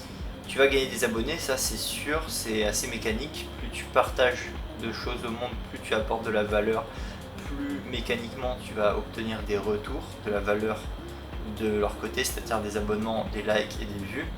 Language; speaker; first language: French; native; French